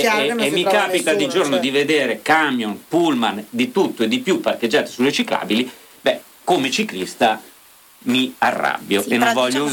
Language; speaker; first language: Italian; native; Italian